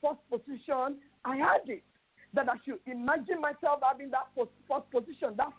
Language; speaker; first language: English; non-native, local second language; Yoruba